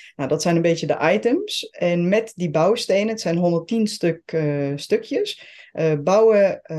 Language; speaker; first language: Dutch; non-native, fluent; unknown